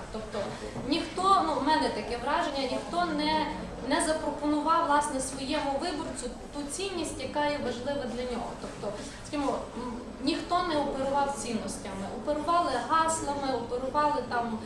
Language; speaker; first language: Ukrainian; native; Ukrainian